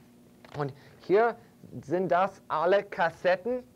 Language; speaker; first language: German; non-native, fluent; English